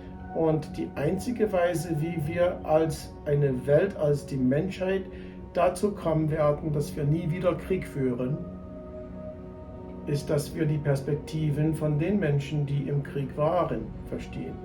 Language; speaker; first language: German; non-native, fluent; English